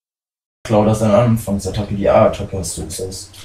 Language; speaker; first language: German; native; German